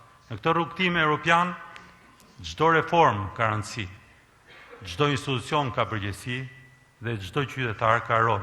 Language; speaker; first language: Albanian; native; Albanian